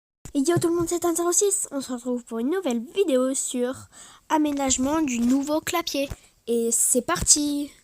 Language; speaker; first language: French; native; French